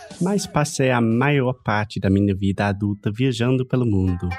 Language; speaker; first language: Portuguese; non-native, fluent; English